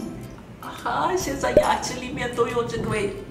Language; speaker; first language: Chinese; non-native, fluent; Turkish